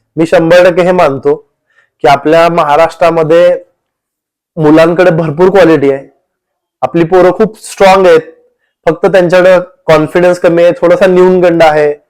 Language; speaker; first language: Marathi; native; Marathi